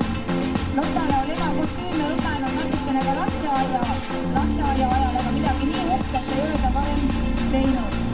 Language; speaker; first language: Estonian; native; Estonian